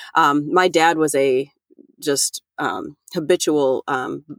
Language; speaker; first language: English; native; English